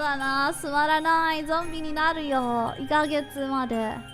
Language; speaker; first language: Japanese; non-native, learner; English